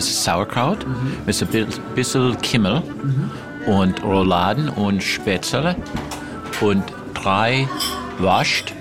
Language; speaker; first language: German; early bilingual, heritage; German